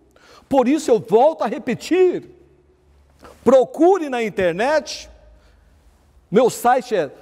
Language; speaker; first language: Portuguese; native; Portuguese